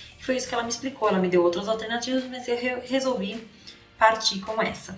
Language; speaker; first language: Portuguese; native; Portuguese